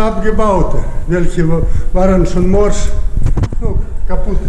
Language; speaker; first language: German; non-native, fluent; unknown